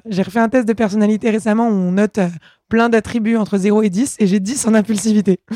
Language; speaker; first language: French; native; French